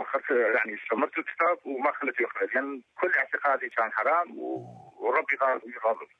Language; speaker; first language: Arabic; non-native, local second language; Kurdish